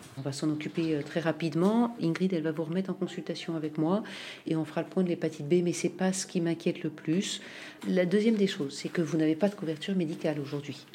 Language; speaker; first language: French; native; French